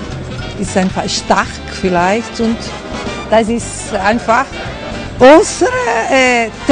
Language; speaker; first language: German; non-native, learner; Portuguese